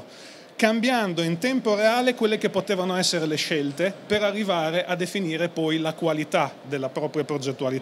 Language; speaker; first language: Italian; native; Italian